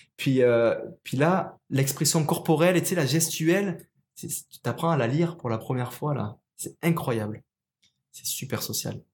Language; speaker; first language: French; native; French